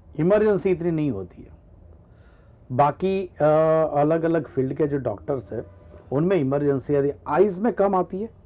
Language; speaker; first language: Hindi; non-native, local second language; Gujarati